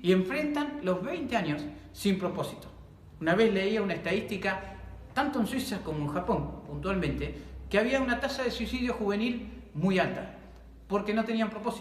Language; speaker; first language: Spanish; native; Spanish